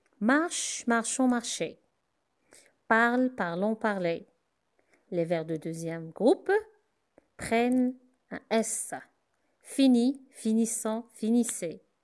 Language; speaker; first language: French; non-native, local second language; Arabic